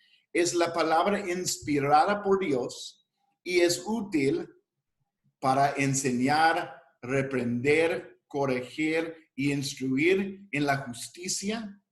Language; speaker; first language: Spanish; non-native, fluent; English